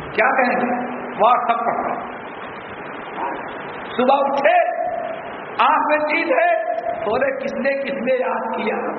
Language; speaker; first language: Urdu; native; Urdu